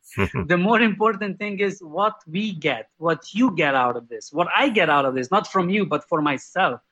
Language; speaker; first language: English; non-native, fluent; Slovenian